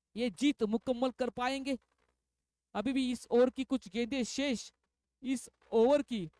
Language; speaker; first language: Hindi; non-native, local second language; Marathi